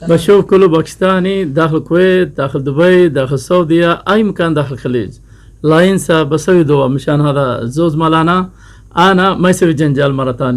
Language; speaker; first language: Arabic; non-native, learner; Punjabi